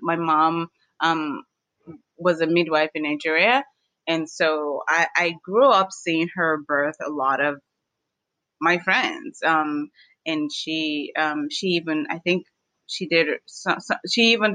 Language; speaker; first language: English; native; English